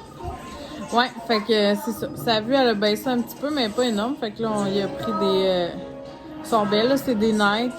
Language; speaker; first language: French; native; French